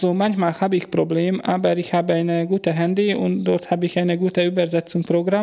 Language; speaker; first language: German; non-native, learner; Hungarian